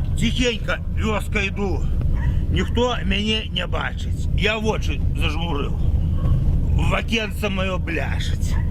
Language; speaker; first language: Belarusian; native; Belarusian